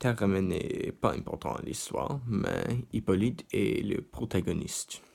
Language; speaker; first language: French; non-native, learner; English